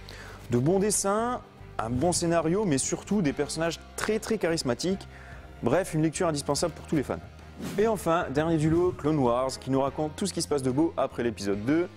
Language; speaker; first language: French; native; French